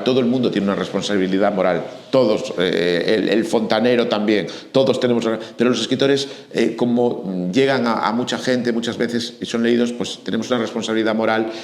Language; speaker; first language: Spanish; native; Spanish